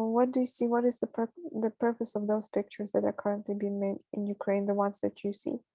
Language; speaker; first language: English; non-native, fluent; Ukrainian